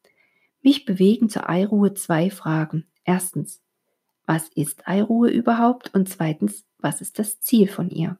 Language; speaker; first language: German; native; German